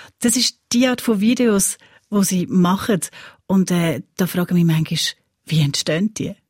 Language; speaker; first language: German; native; German